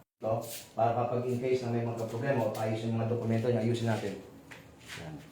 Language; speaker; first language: Filipino; native; Filipino